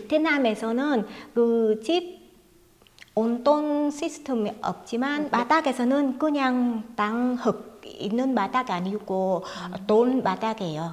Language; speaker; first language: Korean; non-native, fluent; Vietnamese